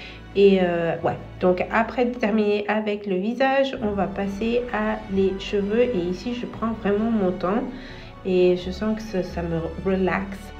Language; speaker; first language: French; non-native, fluent; Spanish